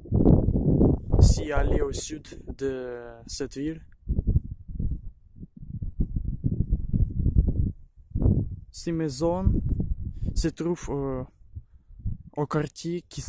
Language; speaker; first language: French; non-native, learner; Ukrainian